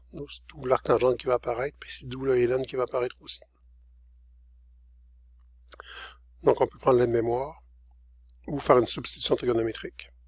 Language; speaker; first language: French; native; French